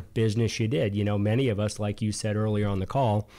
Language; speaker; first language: English; native; English